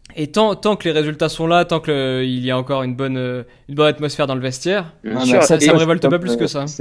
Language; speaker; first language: French; native; French